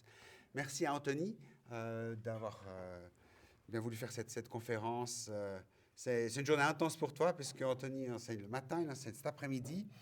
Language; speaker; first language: French; native; French